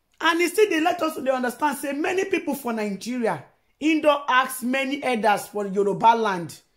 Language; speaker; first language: Nigerian Pidgin; non-native, local second language; Yoruba